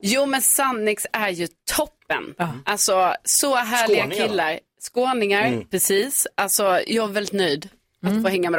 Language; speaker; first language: Swedish; native; Swedish